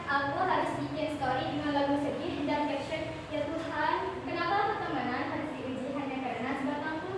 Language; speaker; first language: Indonesian; native; Indonesian